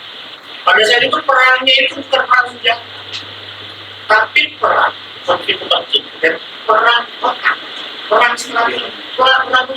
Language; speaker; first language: Indonesian; native; Indonesian